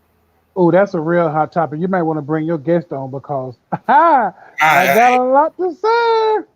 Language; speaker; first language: English; native; English